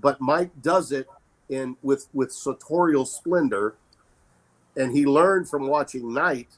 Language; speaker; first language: English; native; English